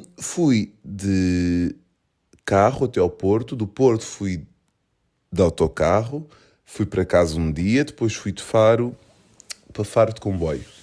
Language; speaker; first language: Portuguese; early bilingual, other home language; Kabuverdianu